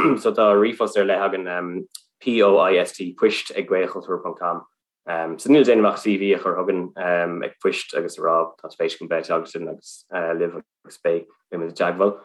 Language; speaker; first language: Irish; non-native, local second language; English